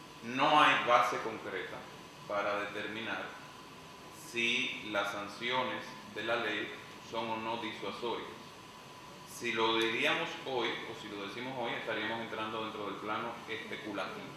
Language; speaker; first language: Spanish; native; Spanish